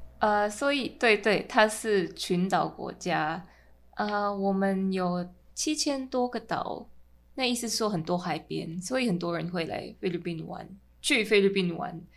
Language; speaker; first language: Chinese; non-native, fluent; Min Nan Chinese